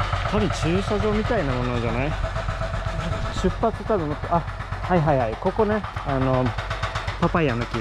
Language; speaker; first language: Japanese; non-native, fluent; Swedish